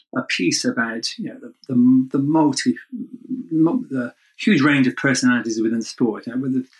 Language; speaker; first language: English; native; English